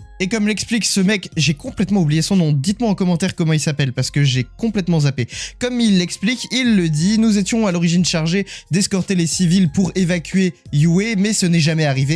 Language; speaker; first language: French; native; French